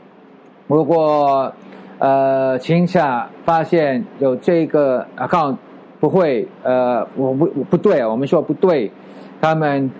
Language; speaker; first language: Chinese; non-native, fluent; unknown